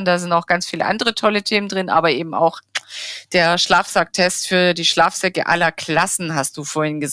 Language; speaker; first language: German; native; German